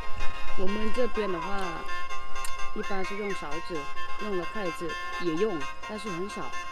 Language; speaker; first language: Chinese; non-native, fluent; Lao